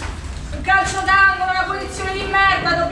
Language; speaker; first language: Italian; native; Italian